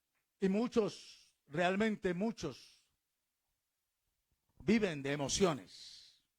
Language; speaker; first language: Spanish; native; Spanish